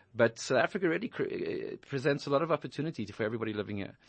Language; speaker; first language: English; native; English